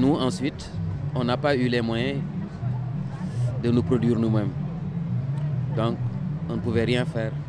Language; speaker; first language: French; non-native, local second language; Wolof